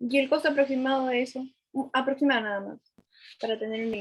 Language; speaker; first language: Spanish; native; Spanish